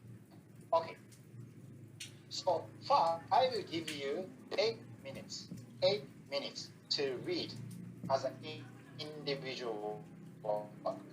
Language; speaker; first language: English; non-native, fluent; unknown